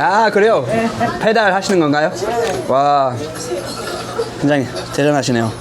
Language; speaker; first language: Korean; non-native, fluent; English